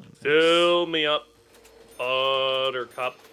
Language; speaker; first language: English; native; English